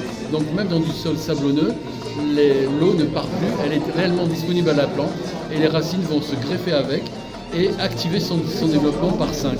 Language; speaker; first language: French; native; French